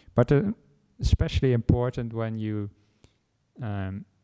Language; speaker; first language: English; non-native, fluent; Dutch